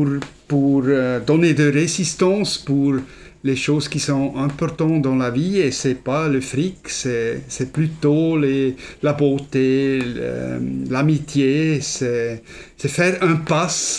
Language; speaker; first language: French; non-native, fluent; German